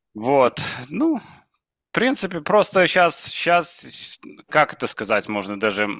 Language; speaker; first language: Russian; non-native, local second language; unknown